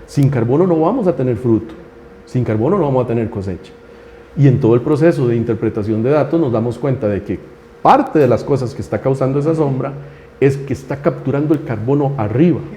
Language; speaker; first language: Spanish; native; Spanish